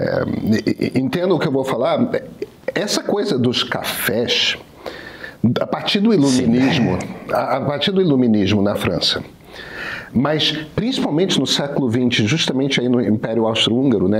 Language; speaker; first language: Portuguese; native; Portuguese